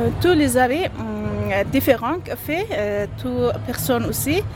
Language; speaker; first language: French; non-native, learner; Persian